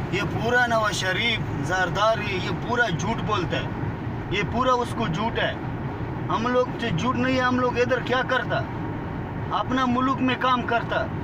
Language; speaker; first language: Hindi; non-native, local second language; Pashto